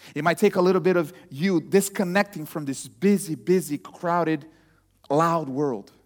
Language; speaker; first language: English; non-native, fluent; Portuguese